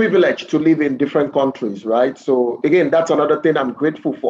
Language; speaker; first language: English; non-native, local second language; Yoruba